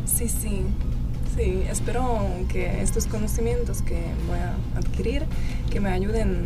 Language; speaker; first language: Spanish; non-native, fluent; Slovak